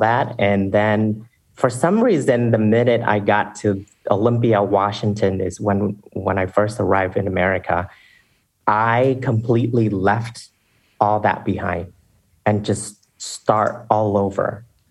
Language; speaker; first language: English; non-native, fluent; Vietnamese